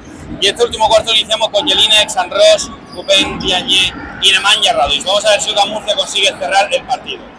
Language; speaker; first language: Spanish; native; Spanish